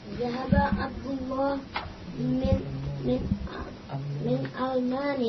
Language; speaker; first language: Arabic; non-native, learner; Indonesian